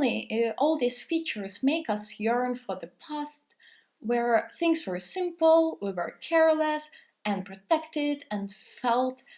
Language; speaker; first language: English; non-native, fluent; Russian